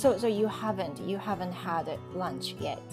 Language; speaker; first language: English; non-native, fluent; Japanese